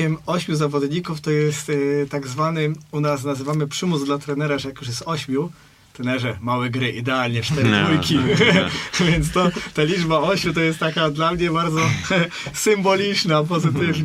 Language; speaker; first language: Polish; native; Polish